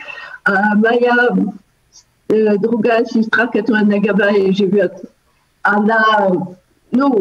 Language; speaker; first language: Russian; early bilingual, heritage; Russian